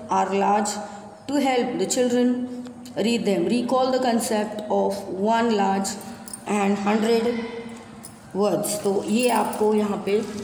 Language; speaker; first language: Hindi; non-native, local second language; Gujarati